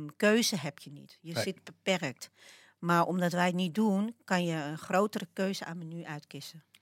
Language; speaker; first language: Dutch; early bilingual, other home language; Cantonese